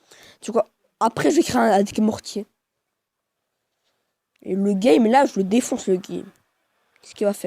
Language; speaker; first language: French; native; French